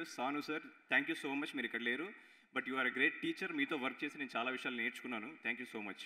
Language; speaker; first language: Telugu; native; Telugu